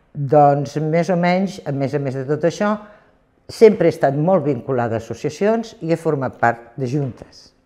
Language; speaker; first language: Catalan; native; Catalan